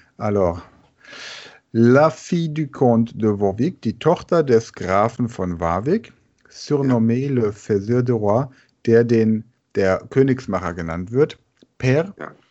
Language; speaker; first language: German; native; German